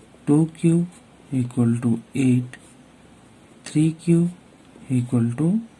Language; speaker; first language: English; non-native, local second language; Hindi